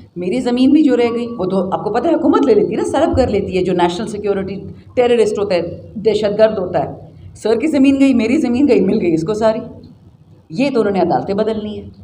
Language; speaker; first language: Urdu; non-native, local second language; Pashto